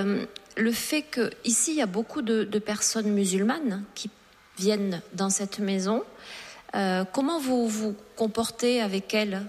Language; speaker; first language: French; native; French